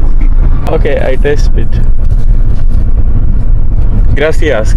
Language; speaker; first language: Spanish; non-native, learner; Malayalam